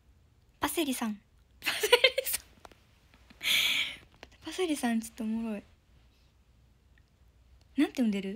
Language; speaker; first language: Japanese; native; Japanese